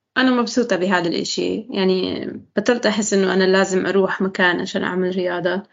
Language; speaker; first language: Arabic; non-native, learner; English